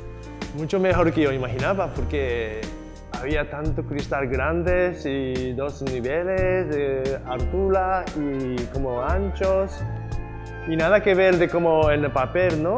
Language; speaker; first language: Spanish; non-native, learner; Japanese